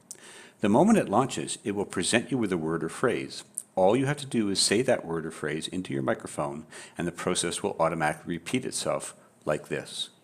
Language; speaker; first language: English; native; English